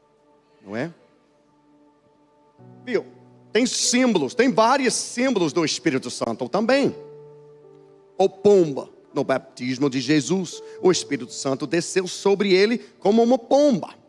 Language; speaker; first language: Portuguese; non-native, learner; English